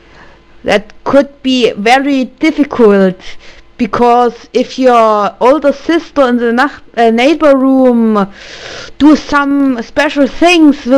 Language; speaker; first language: English; non-native, learner; German